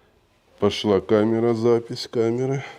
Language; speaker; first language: Russian; native; Russian